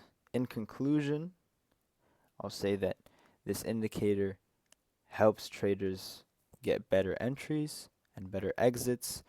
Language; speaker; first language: English; native; English